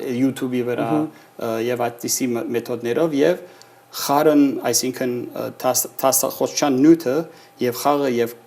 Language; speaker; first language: Armenian; early bilingual, heritage; Armenian